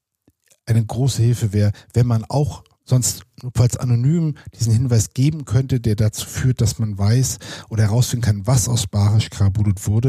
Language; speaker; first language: German; native; German